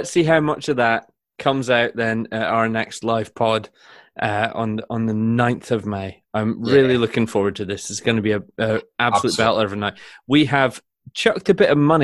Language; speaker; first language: English; native; English